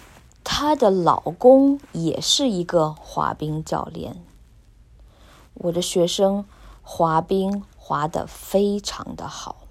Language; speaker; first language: Chinese; non-native, learner; English